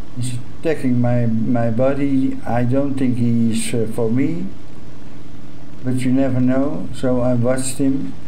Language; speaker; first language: English; non-native, fluent; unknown